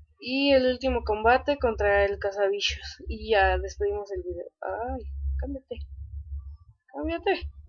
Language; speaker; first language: Spanish; native; Spanish